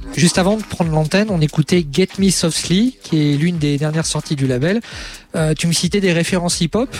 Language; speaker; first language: French; native; French